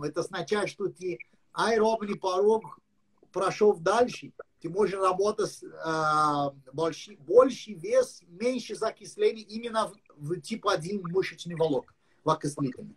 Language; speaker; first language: Russian; non-native, learner; English